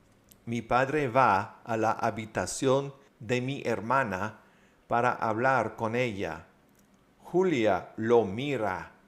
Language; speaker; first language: Spanish; non-native, fluent; English